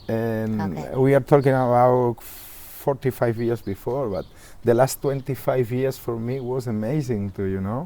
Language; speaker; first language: English; non-native, learner; Spanish